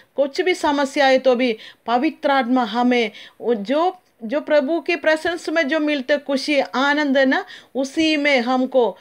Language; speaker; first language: Hindi; non-native, local second language; Malayalam